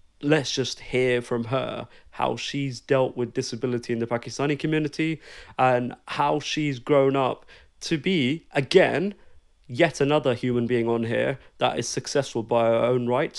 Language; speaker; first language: English; early bilingual, other home language; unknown